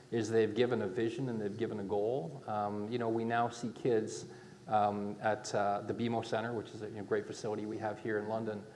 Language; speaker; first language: English; native; English